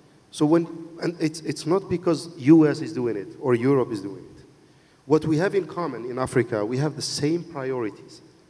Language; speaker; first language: English; non-native, fluent; Arabic